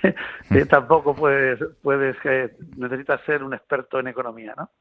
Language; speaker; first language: Spanish; native; Spanish